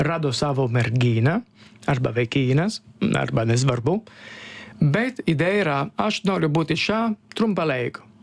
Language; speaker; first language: Lithuanian; non-native, fluent; Italian